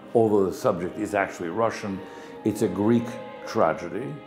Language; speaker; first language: English; early bilingual, other home language; Russian